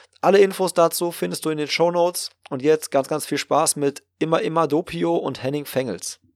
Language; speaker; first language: German; native; German